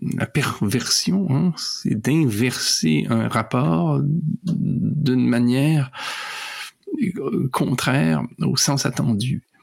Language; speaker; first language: French; native; French